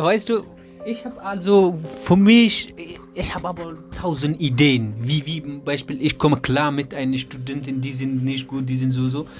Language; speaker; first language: German; non-native, learner; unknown